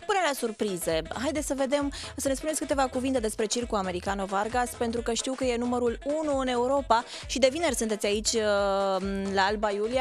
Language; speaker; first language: Romanian; native; Romanian